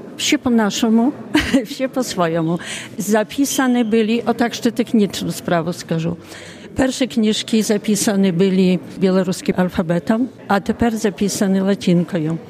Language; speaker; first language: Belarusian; native; Belarusian